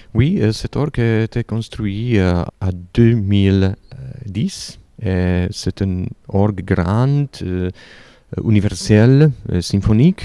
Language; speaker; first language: French; non-native, learner; Slovak